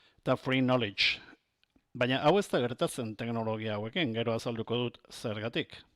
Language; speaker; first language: Basque; non-native, local second language; Spanish